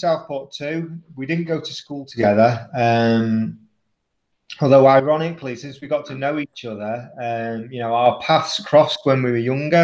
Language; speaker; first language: English; native; English